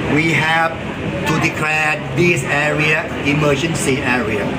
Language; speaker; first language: English; non-native, fluent; Thai